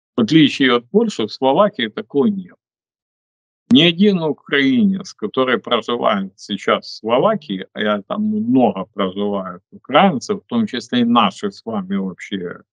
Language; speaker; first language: Russian; non-native, local second language; Ukrainian